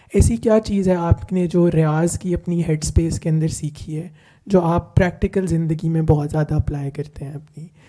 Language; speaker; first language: Urdu; native; Urdu